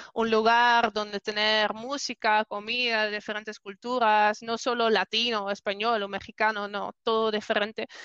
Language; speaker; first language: Spanish; non-native, fluent; Dutch